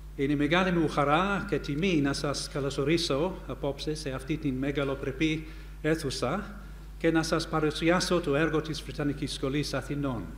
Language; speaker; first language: Greek; non-native, fluent; English